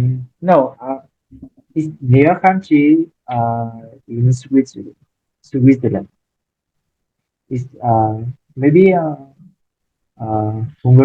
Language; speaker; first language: English; non-native, learner; Vietnamese